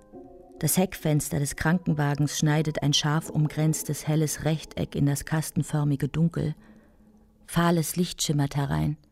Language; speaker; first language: German; native; German